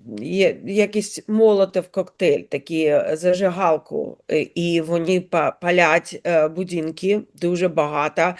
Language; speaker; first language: Ukrainian; non-native, learner; Russian